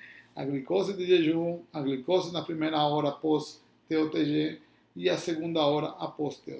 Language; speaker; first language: Portuguese; non-native, fluent; Spanish